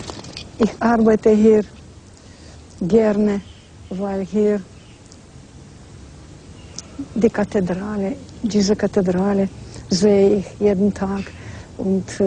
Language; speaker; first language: German; non-native, learner; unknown